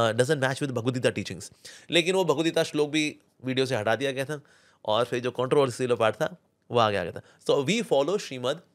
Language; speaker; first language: Hindi; native; Hindi